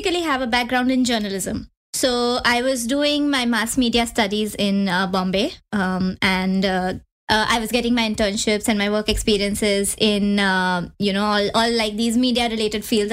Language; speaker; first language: English; non-native, local second language; Hindi